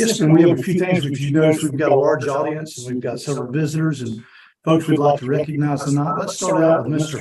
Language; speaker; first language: English; native; English